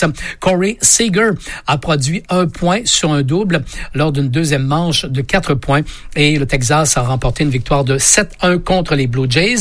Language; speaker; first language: French; native; French